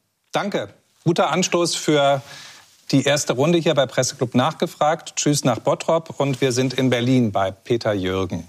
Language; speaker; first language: German; native; German